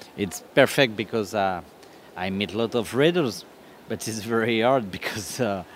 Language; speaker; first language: English; non-native, learner; French